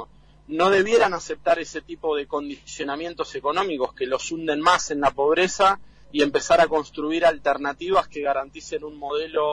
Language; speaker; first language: Spanish; native; Spanish